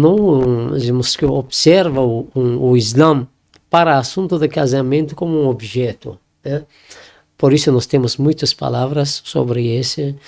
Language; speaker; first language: Portuguese; non-native, learner; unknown